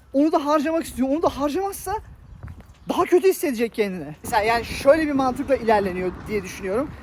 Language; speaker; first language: Turkish; native; Turkish